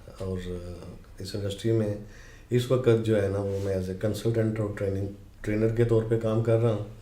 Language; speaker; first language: Urdu; native; Urdu